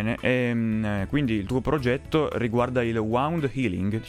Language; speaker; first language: Italian; native; Italian